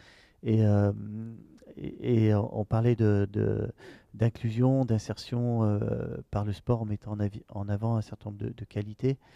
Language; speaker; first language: French; native; French